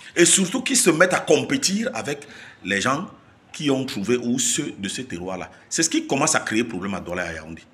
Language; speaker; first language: French; non-native, local second language; Basaa